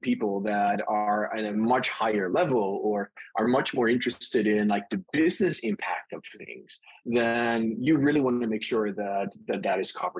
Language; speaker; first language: English; non-native, fluent; Dutch